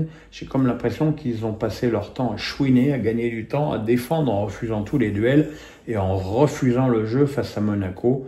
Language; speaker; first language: French; native; French